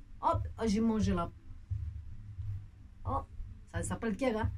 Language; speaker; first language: French; non-native, local second language; Romanian